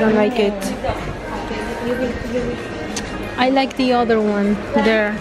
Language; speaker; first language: English; non-native, learner; Spanish